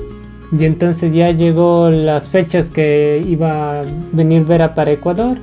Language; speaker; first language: Spanish; native; Spanish